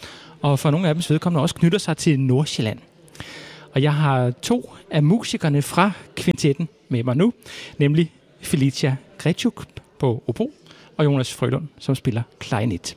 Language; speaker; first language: Danish; native; Danish